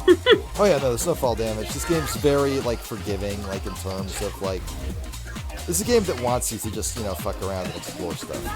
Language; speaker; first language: English; native; English